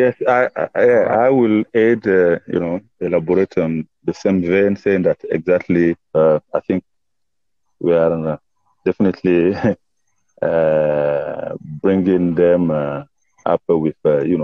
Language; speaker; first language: English; non-native, fluent; Bambara